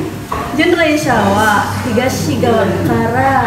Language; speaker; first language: Japanese; non-native, learner; Indonesian